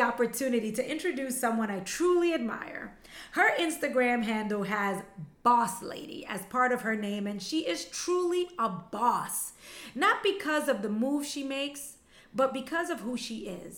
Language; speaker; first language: English; early bilingual, other home language; Spanish